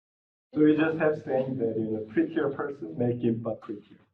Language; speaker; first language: English; non-native, fluent; Korean